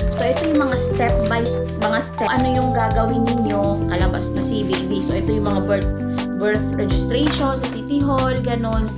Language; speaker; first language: Filipino; native; Filipino